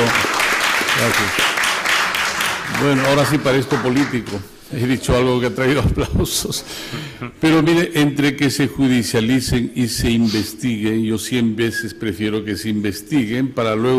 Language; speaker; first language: Spanish; native; Spanish